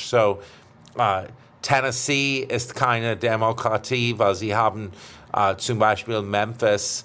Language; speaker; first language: German; non-native, fluent; English